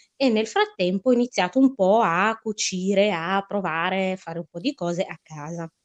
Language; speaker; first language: Italian; early bilingual, other home language; Arabic